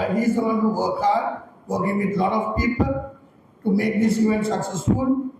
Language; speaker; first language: English; non-native, local second language; Sinhala